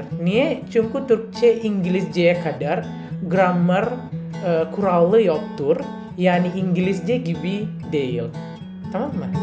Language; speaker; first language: Turkish; non-native, learner; Indonesian